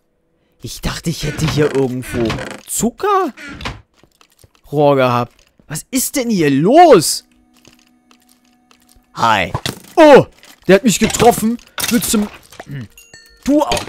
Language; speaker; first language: German; native; German